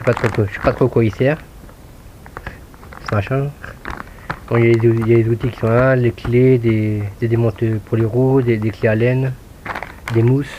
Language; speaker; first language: French; native; French